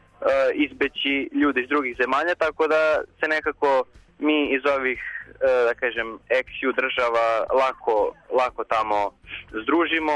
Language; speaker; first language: Serbian; native; Serbian